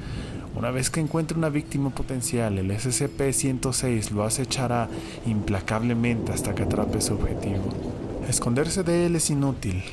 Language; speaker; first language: Spanish; native; Spanish